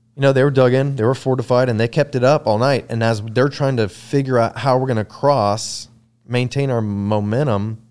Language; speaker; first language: English; native; English